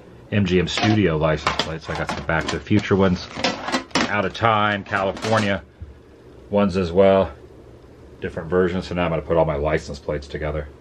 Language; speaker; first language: English; native; English